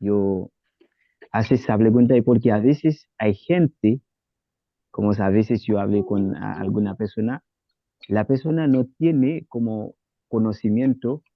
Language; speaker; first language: Spanish; non-native, learner; Haitian Creole